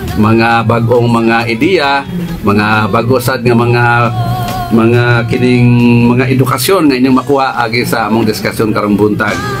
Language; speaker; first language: Cebuano; non-native, local second language; Hiligaynon